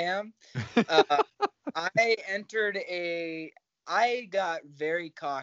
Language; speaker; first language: English; native; English